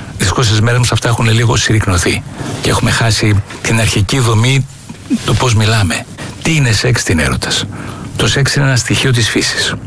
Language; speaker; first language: Greek; native; Greek